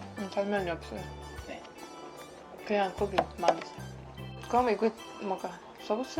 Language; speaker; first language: Korean; non-native, learner; Ukrainian